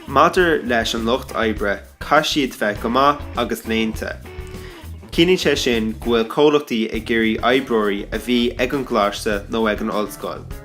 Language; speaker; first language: Irish; non-native, local second language; English